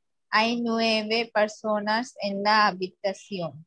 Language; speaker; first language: Spanish; non-native, learner; Bangla